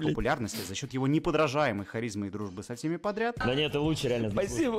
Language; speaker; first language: Russian; native; Russian